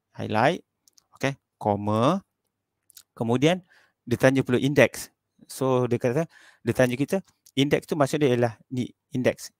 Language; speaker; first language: Malay; native; Malay